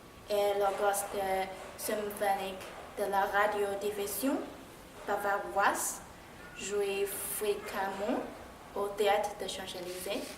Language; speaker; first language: French; non-native, learner; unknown